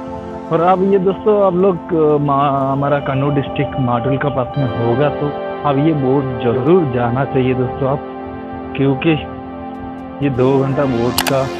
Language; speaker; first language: Hindi; non-native, local second language; Malayalam